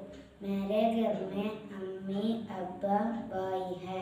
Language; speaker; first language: Urdu; non-native, local second language; Malayalam